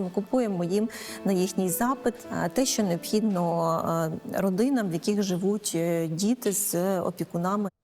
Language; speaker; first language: Ukrainian; native; Ukrainian